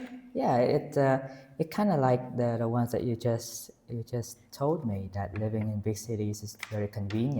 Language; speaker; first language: English; non-native, fluent; Vietnamese